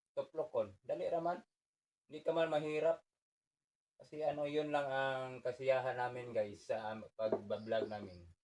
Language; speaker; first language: Filipino; non-native, local second language; Cebuano